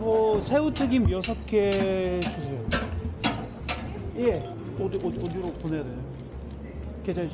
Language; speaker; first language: Korean; non-native, fluent; Russian